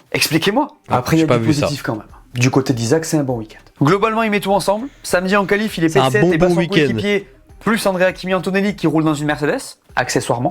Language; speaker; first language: French; native; French